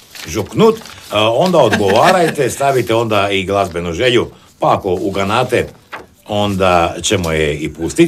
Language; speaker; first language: Croatian; native; Croatian